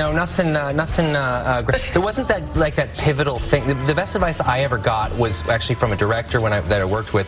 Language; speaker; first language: English; native; English